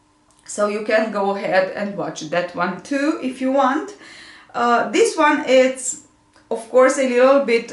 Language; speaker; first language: English; non-native, fluent; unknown